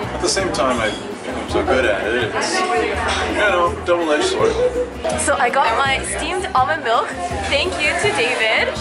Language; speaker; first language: English; native; English